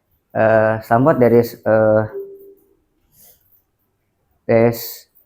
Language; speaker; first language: English; non-native, learner; Indonesian